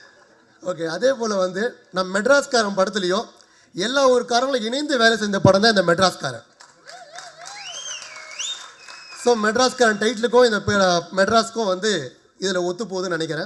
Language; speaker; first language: Tamil; native; Tamil